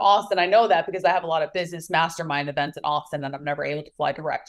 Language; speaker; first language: English; native; English